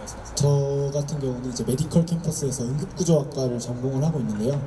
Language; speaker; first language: Korean; native; Korean